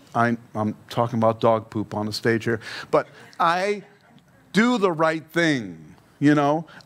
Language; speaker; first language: English; native; English